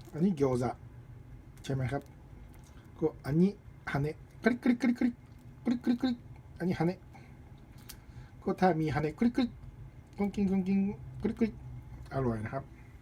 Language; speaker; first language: Thai; non-native, learner; Japanese